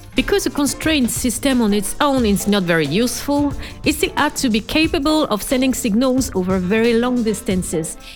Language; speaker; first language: English; non-native, fluent; French